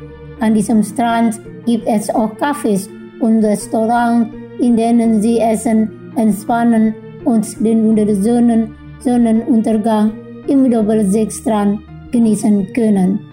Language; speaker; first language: German; non-native, fluent; Indonesian